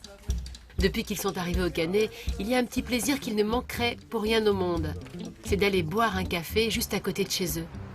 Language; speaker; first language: French; native; French